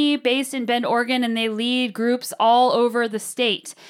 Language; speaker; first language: English; early bilingual, other home language; Arabic